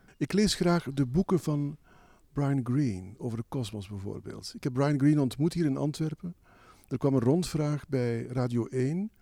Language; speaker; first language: Dutch; native; Dutch